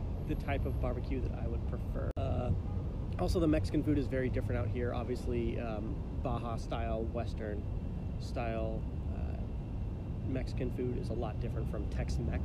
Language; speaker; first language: English; native; English